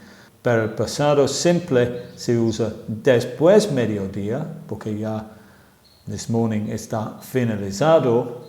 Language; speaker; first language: Spanish; non-native, fluent; English